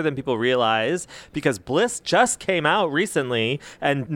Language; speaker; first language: English; early bilingual, other home language; Spanish